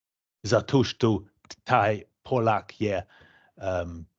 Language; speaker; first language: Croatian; non-native, fluent; English